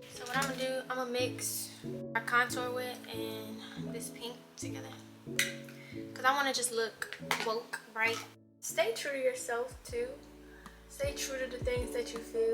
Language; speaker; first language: English; native; English